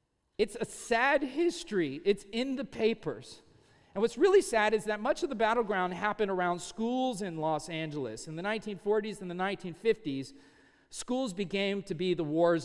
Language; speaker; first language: English; native; English